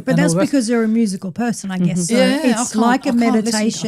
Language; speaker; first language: English; native; English